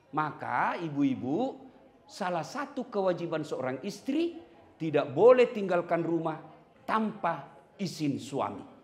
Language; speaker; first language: Indonesian; non-native, local second language; Buginese